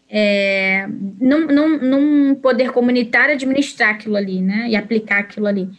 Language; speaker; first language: Portuguese; native; Portuguese